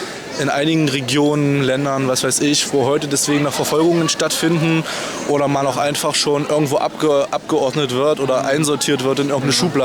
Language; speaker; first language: German; native; German